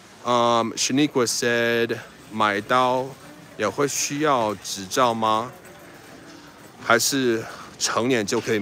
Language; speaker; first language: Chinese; non-native, fluent; English